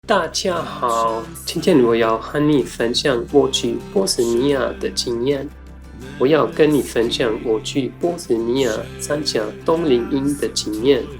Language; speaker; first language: Chinese; non-native, fluent; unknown